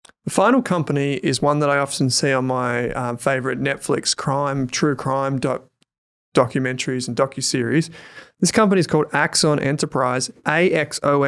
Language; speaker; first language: English; native; English